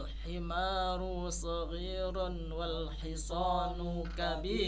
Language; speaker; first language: Arabic; non-native, learner; Indonesian